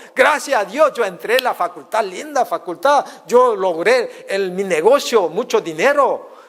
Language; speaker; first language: Spanish; non-native, fluent; Korean